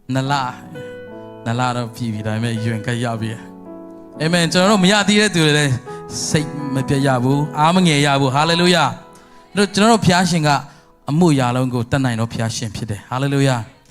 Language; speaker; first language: Burmese; non-native, local second language; Tedim Chin